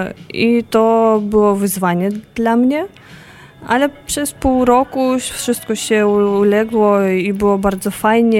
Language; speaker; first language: Polish; non-native, fluent; Russian